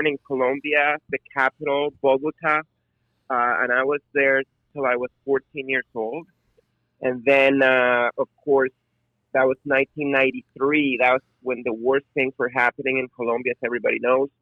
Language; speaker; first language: English; non-native, fluent; Spanish